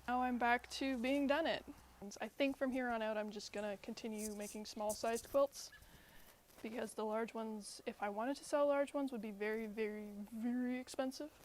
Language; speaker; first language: English; native; English